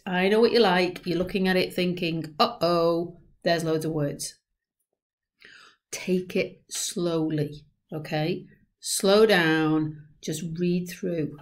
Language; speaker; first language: English; native; English